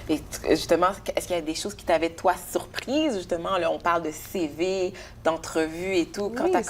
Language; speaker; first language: French; native; French